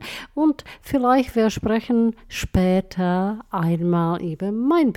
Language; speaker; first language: German; non-native, fluent; Czech